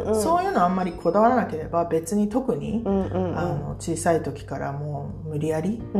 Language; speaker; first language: Japanese; early bilingual, heritage; English